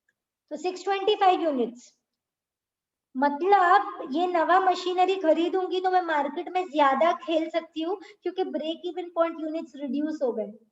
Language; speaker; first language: Hindi; native; Hindi